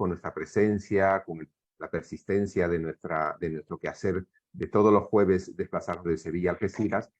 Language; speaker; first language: Spanish; native; Spanish